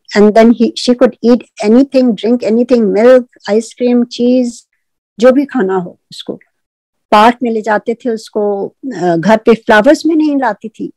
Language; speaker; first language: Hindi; native; Hindi